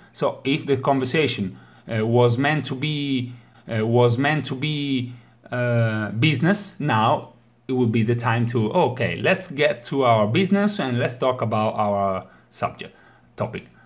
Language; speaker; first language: English; non-native, fluent; Italian